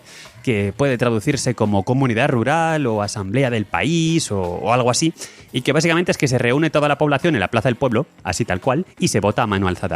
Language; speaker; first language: Spanish; native; Spanish